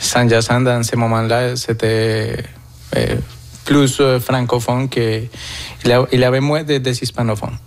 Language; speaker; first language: French; non-native, fluent; Spanish